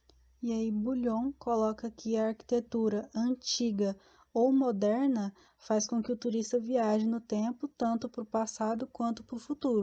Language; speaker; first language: Portuguese; native; Portuguese